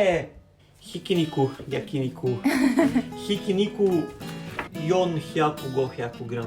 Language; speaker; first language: Japanese; non-native, learner; Serbian